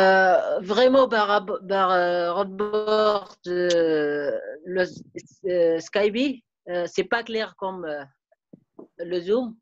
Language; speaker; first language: French; non-native, learner; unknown